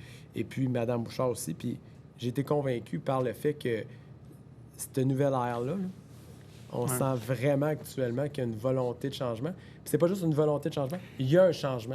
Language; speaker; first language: French; native; French